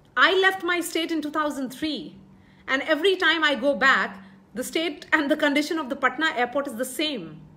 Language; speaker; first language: English; non-native, local second language; Hindi